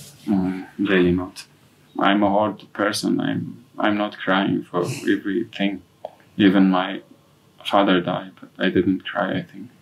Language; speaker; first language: English; non-native, learner; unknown